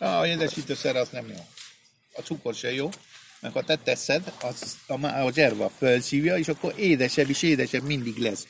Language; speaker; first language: Hungarian; early bilingual, heritage; Spanish